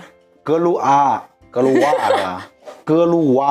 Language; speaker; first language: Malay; non-native, learner; Chinese